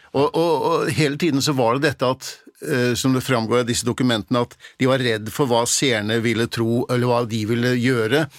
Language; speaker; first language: Norwegian; native; Norwegian